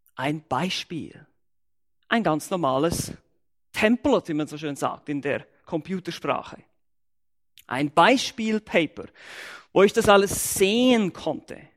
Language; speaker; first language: German; native; German